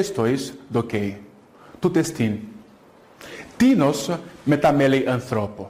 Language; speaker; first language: Greek; non-native, fluent; Portuguese